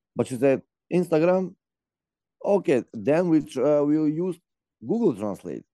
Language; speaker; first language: English; non-native, learner; Macedonian